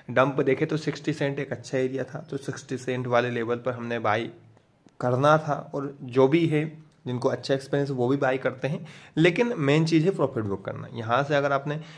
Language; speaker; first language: Hindi; native; Hindi